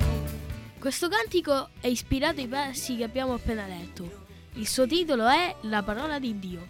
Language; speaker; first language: Italian; native; Italian